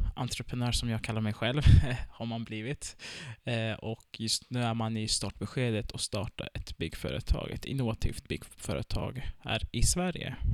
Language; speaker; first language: Swedish; early bilingual, other home language; Turkish